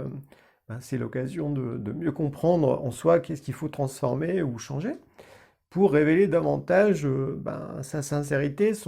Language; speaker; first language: French; native; French